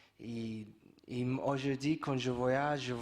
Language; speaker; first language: French; non-native, fluent; English